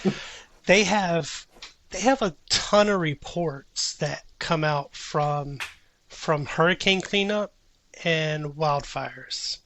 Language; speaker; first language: English; native; English